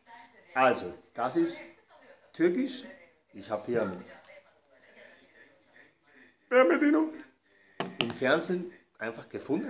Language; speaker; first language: German; non-native, fluent; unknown